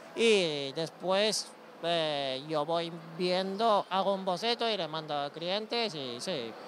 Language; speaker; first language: Spanish; non-native, fluent; Japanese